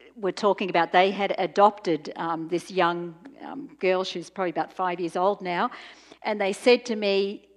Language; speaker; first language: English; native; English